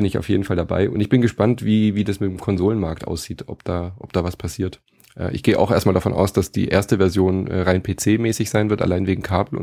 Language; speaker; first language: German; native; German